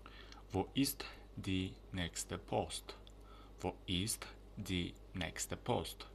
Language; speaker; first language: German; non-native, fluent; Uzbek